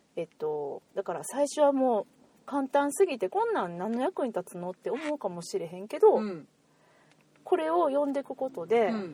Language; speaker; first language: Japanese; native; Japanese